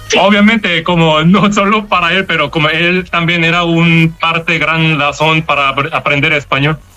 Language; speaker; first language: Spanish; non-native, learner; Korean